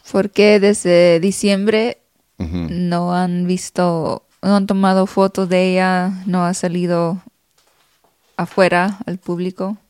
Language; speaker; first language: Spanish; early bilingual, heritage; Spanish